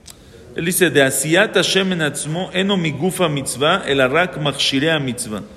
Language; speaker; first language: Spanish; native; Spanish